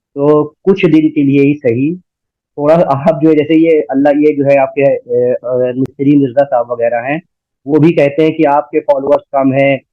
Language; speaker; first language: Urdu; native; Urdu